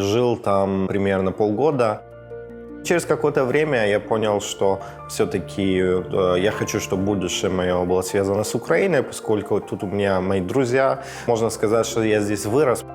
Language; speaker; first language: Russian; non-native, fluent; Persian